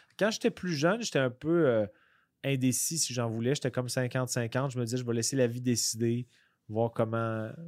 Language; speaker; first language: French; native; French